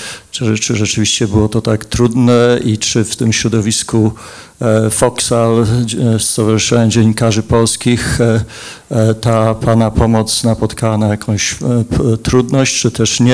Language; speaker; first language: Polish; native; Polish